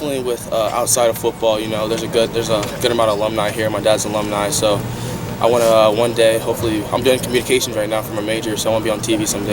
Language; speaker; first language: English; native; English